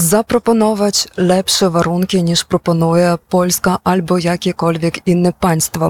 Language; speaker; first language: Polish; non-native, fluent; Ukrainian